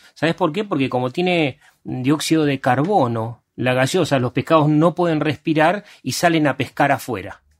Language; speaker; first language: Spanish; early bilingual, other home language; Hungarian